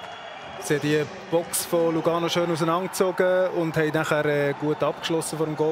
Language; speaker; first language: German; native; German